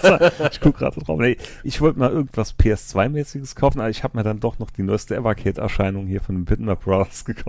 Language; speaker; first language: German; native; German